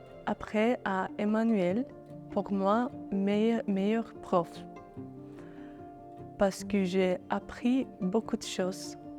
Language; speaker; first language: French; non-native, learner; Bulgarian